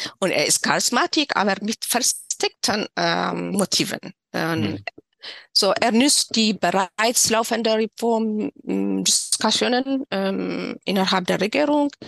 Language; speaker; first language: German; non-native, learner; Tigrinya